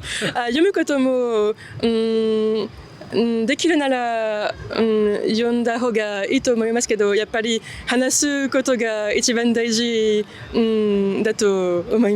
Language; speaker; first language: Japanese; non-native, learner; French